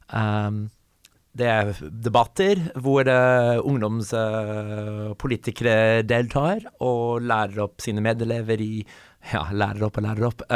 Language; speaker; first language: Norwegian; non-native, fluent; English